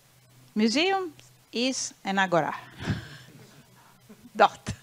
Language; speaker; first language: English; non-native, learner; Italian